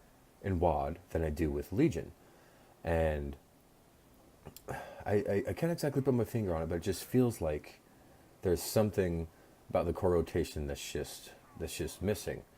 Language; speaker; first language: English; native; English